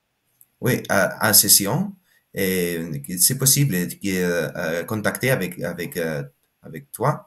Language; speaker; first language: French; non-native, learner; Spanish